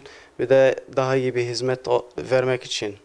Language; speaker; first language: Turkish; non-native, learner; Arabic